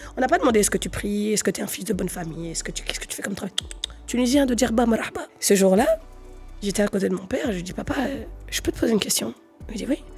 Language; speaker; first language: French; native; French